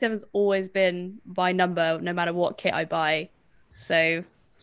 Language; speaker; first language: English; native; English